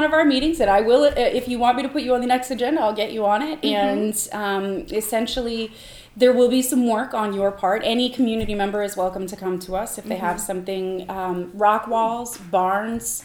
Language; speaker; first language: English; native; English